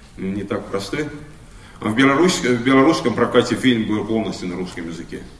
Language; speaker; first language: Russian; non-native, local second language; Estonian